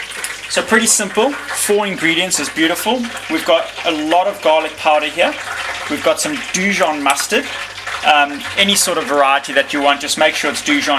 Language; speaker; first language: English; native; English